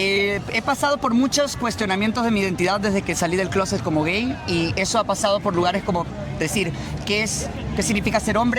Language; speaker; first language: Spanish; native; Spanish